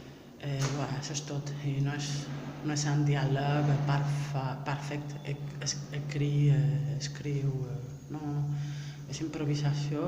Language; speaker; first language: Catalan; non-native, learner; French